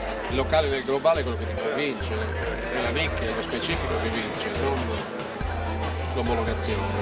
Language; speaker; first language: Italian; native; Italian